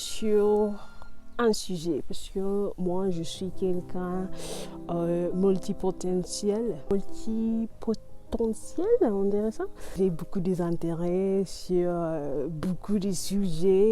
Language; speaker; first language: French; non-native, learner; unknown